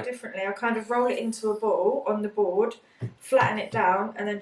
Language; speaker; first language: English; native; English